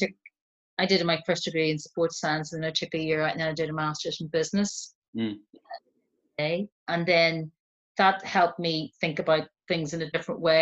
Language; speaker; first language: English; native; English